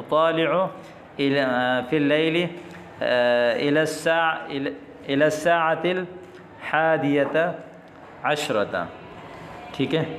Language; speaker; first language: Arabic; non-native, fluent; Urdu